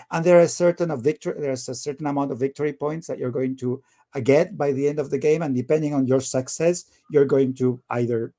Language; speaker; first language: English; non-native, fluent; Spanish